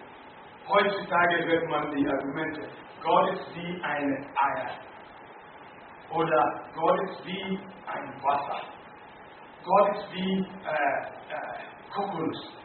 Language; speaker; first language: German; non-native, learner; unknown